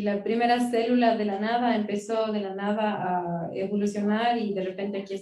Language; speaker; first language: Spanish; native; Spanish